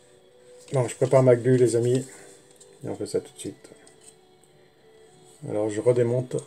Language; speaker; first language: French; native; French